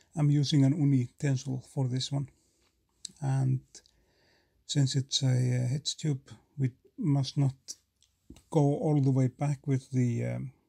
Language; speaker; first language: English; non-native, fluent; Icelandic